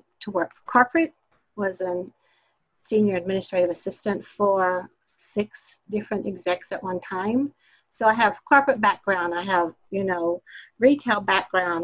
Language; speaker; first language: English; native; English